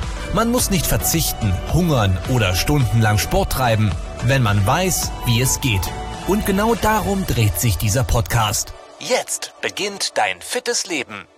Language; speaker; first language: German; native; German